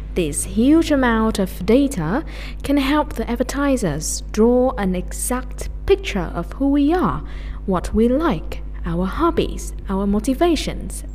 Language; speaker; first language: English; non-native, fluent; Vietnamese